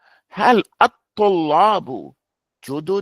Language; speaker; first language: Arabic; non-native, fluent; English